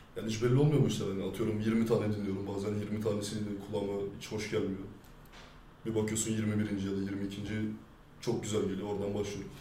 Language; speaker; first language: Turkish; early bilingual, heritage; French